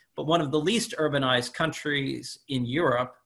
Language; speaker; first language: English; native; English